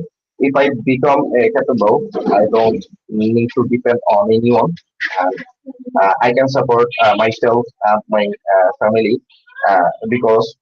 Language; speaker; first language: English; non-native, learner; Bangla